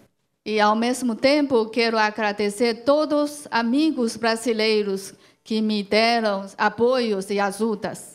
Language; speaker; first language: Portuguese; non-native, learner; Chinese